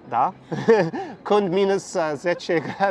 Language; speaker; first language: Romanian; non-native, learner; English